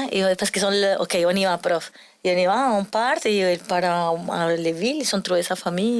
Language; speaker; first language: French; non-native, learner; Spanish